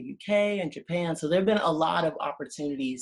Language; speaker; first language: English; native; English